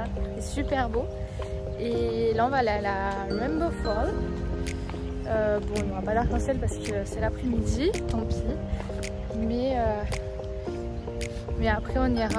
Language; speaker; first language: French; native; French